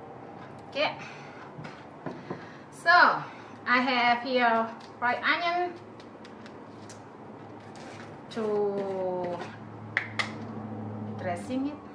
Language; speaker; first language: English; non-native, learner; Indonesian